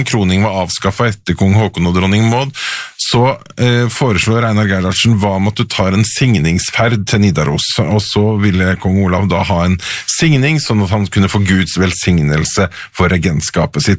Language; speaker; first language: Norwegian; native; Norwegian